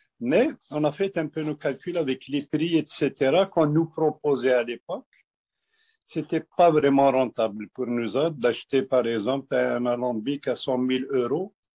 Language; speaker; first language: French; non-native, local second language; Kabyle